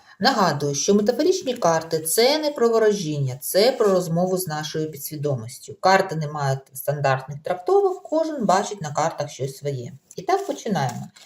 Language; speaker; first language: Ukrainian; non-native, local second language; Russian